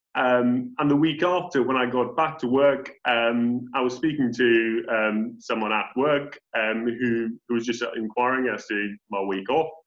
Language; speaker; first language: English; native; English